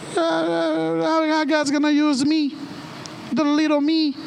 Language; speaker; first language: English; non-native, fluent; Haitian Creole